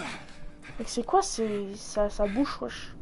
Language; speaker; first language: French; native; French